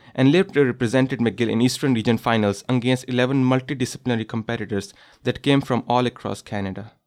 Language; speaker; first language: English; non-native, local second language; Urdu